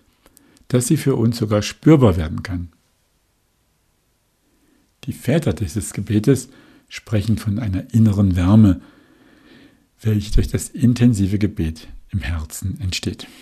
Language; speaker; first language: German; native; German